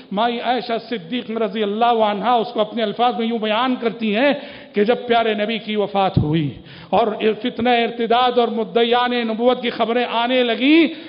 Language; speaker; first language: Urdu; native; Urdu